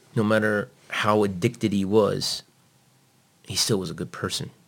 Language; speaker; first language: English; native; English